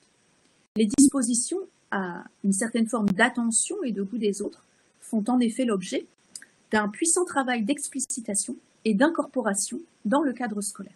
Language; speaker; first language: French; native; French